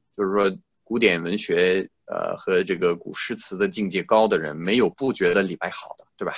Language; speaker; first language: Chinese; non-native, fluent; French